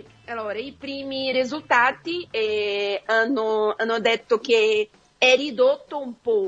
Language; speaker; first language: Italian; non-native, fluent; Portuguese